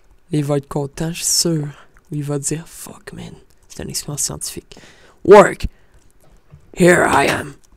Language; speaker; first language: French; native; French